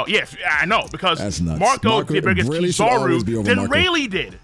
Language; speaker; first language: English; native; English